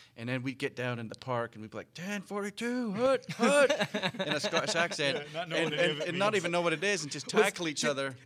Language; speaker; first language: English; native; English